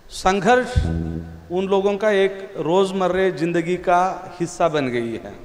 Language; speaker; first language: Hindi; non-native, local second language; Telugu